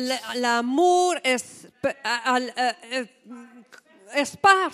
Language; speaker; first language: French; native; French